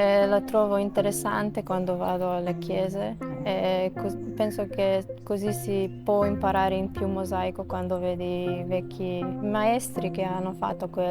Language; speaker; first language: Italian; non-native, fluent; Macedonian